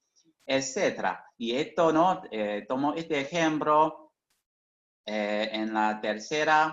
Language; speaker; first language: Spanish; non-native, fluent; Chinese